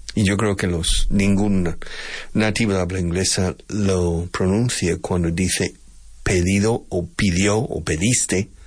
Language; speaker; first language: Spanish; non-native, fluent; English